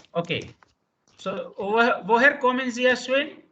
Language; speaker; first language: German; non-native, learner; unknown